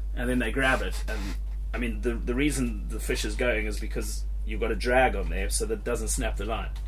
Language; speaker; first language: English; native; English